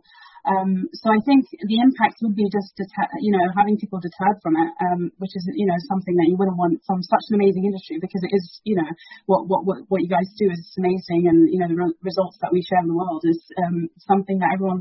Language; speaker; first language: English; early bilingual, other home language; Persian